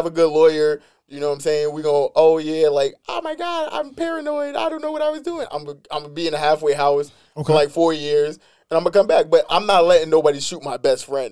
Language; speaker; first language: English; native; English